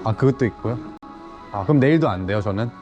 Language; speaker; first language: Korean; native; Korean